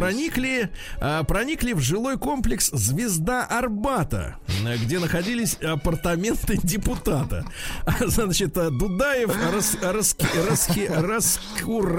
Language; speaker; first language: Russian; native; Russian